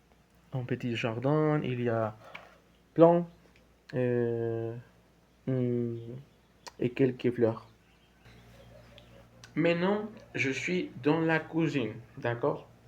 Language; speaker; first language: French; non-native, learner; Spanish